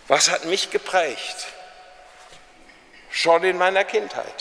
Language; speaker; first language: German; native; German